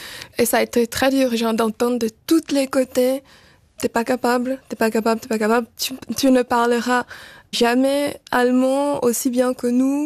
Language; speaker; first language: French; early bilingual, other home language; Portuguese